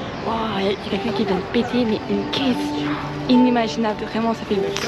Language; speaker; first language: French; native; French